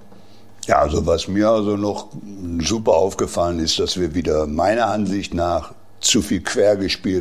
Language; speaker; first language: German; native; German